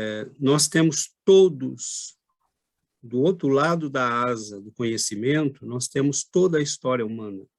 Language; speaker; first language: Portuguese; native; Portuguese